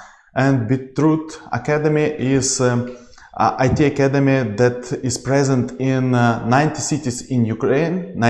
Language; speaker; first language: English; non-native, learner; Ukrainian